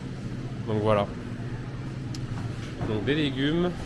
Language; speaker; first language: French; native; French